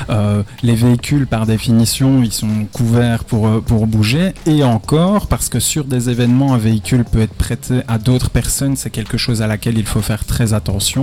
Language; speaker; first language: French; native; French